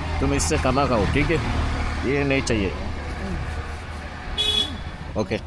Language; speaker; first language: Hindi; non-native, learner; Bangla